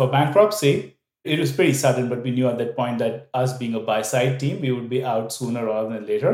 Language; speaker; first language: English; non-native, local second language; Hindi